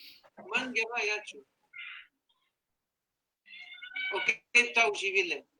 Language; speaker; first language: Lithuanian; non-native, learner; Spanish